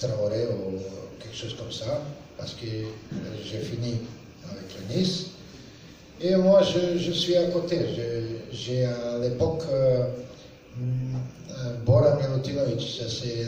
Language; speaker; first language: French; non-native, learner; Serbian